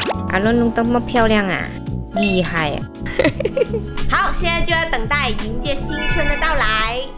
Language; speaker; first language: Chinese; native; Chinese